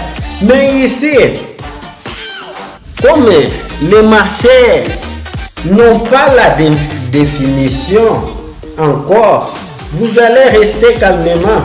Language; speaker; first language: French; non-native, fluent; Portuguese